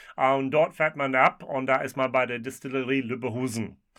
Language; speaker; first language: German; non-native, fluent; English